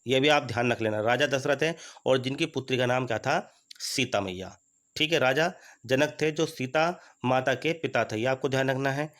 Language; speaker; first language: Hindi; native; Hindi